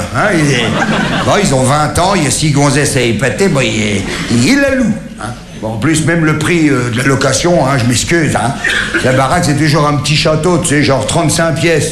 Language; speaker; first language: French; native; French